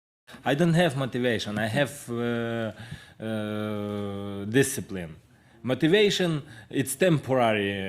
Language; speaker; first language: English; non-native, learner; Ukrainian